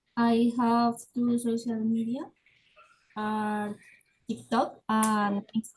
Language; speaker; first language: English; non-native, learner; Spanish